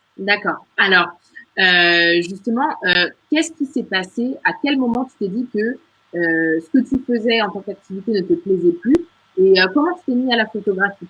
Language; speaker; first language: French; native; French